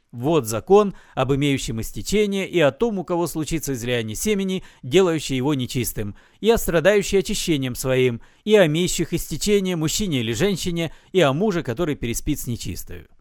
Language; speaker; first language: Russian; native; Russian